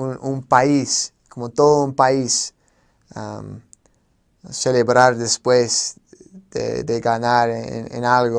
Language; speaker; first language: Spanish; non-native, fluent; English